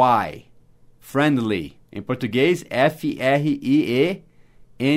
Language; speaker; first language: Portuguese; non-native, fluent; English